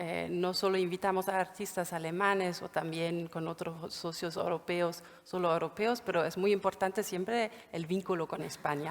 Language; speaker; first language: Spanish; non-native, fluent; German